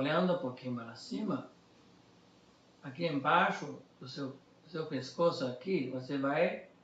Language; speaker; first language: Portuguese; non-native, fluent; Chinese